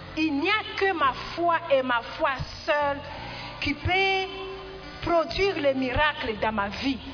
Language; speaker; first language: French; non-native, local second language; Swahili